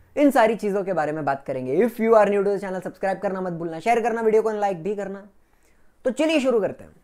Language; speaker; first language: Hindi; non-native, local second language; Gujarati